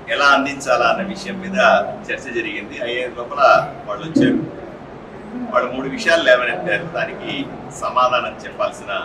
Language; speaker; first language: Telugu; native; Telugu